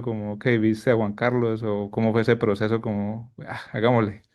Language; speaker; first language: Spanish; native; Spanish